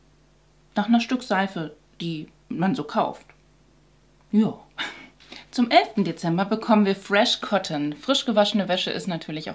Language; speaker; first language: German; native; German